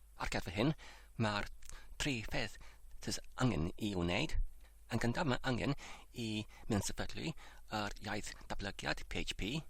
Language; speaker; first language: Welsh; non-native, learner; English